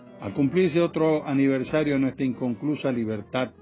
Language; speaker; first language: Spanish; native; Spanish